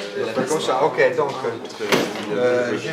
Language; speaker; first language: French; non-native, learner; Italian